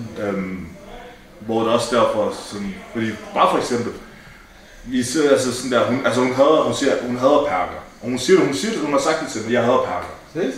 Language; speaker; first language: Danish; early bilingual, other home language; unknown